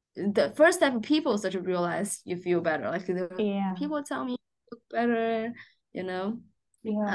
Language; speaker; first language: English; non-native, fluent; Chinese